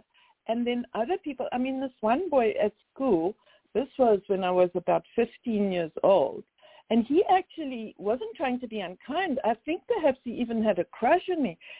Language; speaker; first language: English; native; English